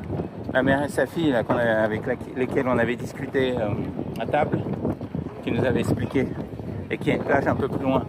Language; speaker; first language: French; native; French